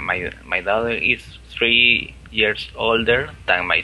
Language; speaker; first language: English; non-native, learner; Spanish